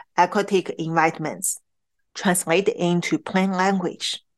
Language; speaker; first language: English; non-native, fluent; Chinese